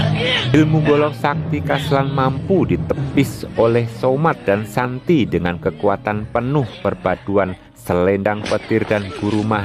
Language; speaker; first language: Indonesian; native; Indonesian